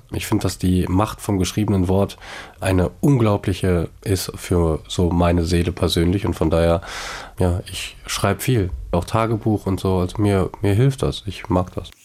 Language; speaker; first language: German; native; German